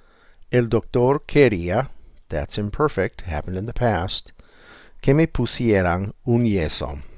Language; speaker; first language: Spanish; non-native, fluent; English